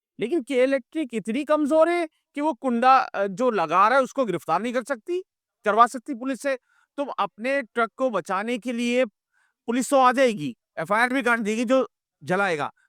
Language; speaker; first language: Urdu; native; Urdu